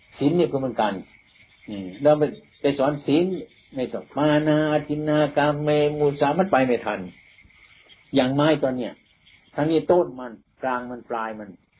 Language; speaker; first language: Thai; native; Thai